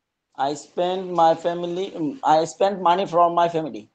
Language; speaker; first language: English; non-native, learner; Bangla